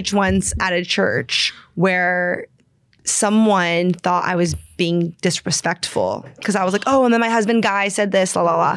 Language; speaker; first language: English; native; English